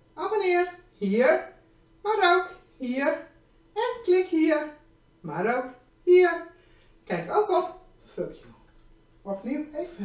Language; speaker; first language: Dutch; native; Dutch